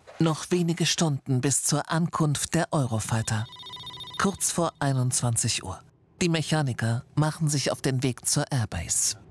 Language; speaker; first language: German; native; German